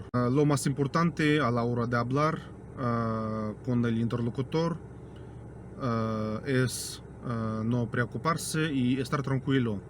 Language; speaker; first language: Spanish; non-native, fluent; Russian